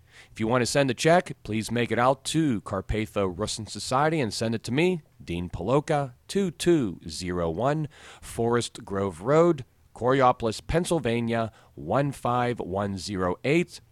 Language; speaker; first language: English; native; English